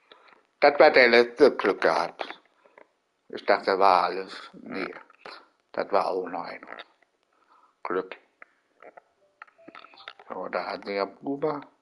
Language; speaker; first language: German; non-native, learner; Vietnamese